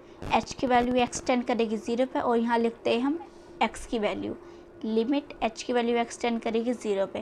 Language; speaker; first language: Hindi; native; Hindi